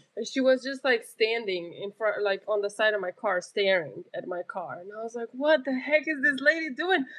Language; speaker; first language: English; non-native, fluent; Romanian